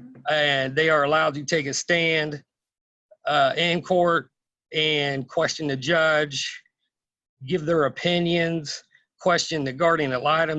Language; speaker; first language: English; native; English